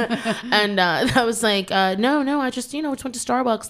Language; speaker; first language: English; native; English